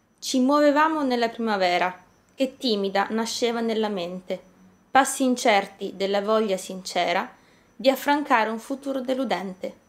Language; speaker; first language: Italian; native; Italian